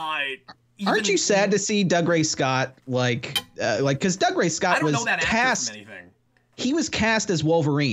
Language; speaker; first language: English; native; English